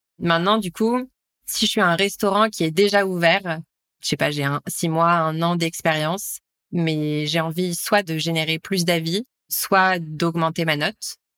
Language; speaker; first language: French; native; French